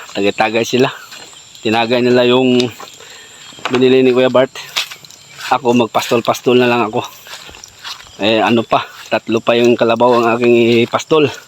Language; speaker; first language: Filipino; non-native, local second language; Cebuano